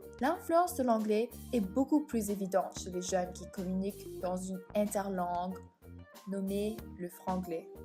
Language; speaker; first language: French; native; French